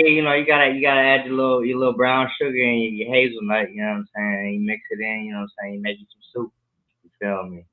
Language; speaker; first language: English; native; English